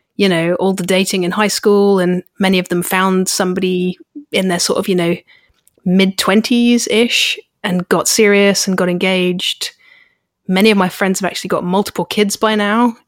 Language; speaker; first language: English; native; English